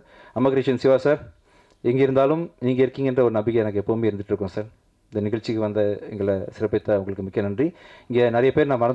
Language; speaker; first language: Tamil; native; Tamil